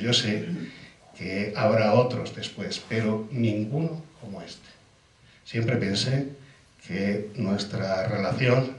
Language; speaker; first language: Spanish; native; Spanish